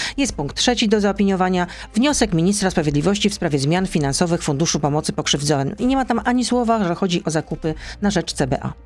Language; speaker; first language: Polish; native; Polish